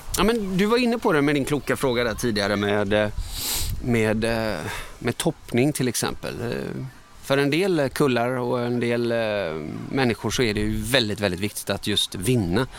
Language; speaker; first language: Swedish; early bilingual, other home language; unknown